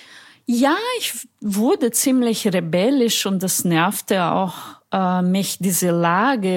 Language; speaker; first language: German; non-native, fluent; Portuguese